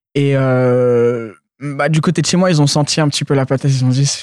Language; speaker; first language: French; early bilingual, other home language; Arabic